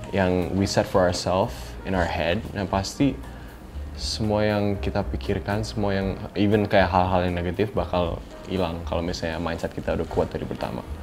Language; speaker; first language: Indonesian; non-native, fluent; English